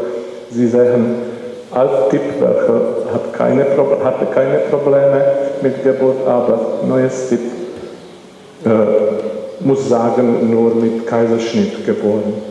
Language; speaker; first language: German; non-native, learner; Czech